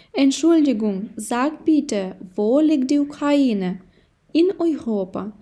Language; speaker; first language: German; non-native, fluent; Ukrainian